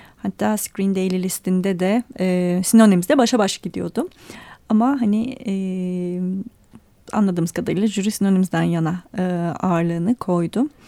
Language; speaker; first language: Turkish; native; Turkish